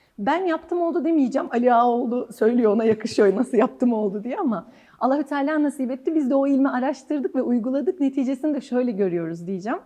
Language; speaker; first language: Turkish; native; Turkish